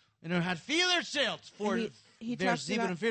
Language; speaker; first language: German; non-native, learner; English